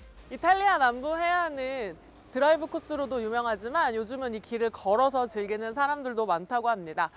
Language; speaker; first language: Korean; native; Korean